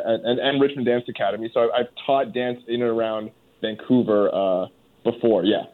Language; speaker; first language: English; native; English